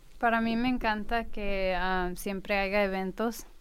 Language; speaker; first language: Spanish; non-native, learner; English